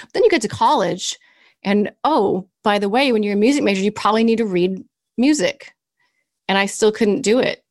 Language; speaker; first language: English; native; English